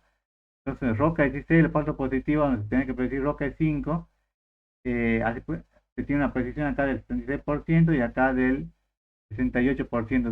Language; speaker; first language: Spanish; native; Spanish